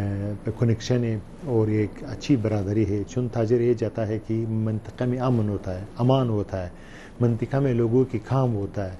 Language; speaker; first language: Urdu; non-native, learner; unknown